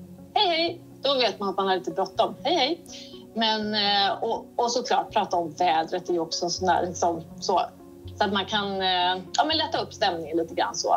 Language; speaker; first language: Swedish; native; Swedish